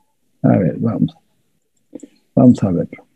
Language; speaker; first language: Spanish; native; Spanish